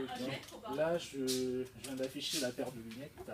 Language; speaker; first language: French; native; French